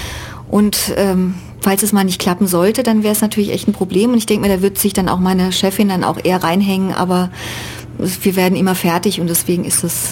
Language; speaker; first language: German; native; German